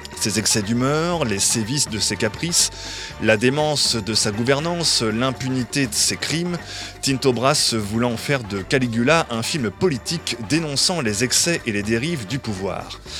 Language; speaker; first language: French; native; French